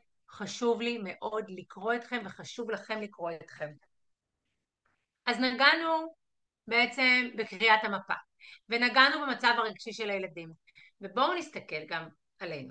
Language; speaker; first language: Hebrew; native; Hebrew